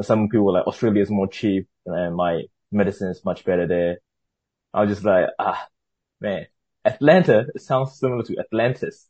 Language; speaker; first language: English; non-native, fluent; Burmese